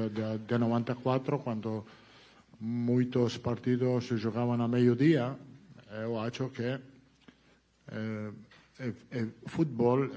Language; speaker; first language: Portuguese; non-native, learner; Italian